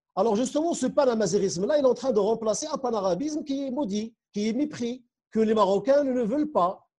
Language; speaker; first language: French; non-native, local second language; Central Atlas Tamazight